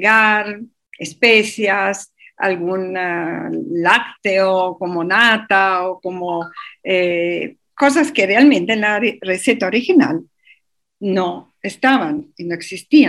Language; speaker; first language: Spanish; non-native, fluent; Italian